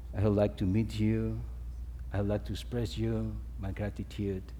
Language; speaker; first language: English; non-native, fluent; Spanish